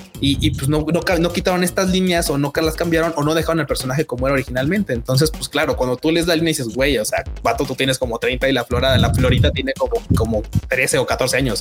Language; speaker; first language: Spanish; native; Spanish